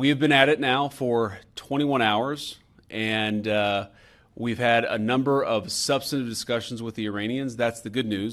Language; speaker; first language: English; native; English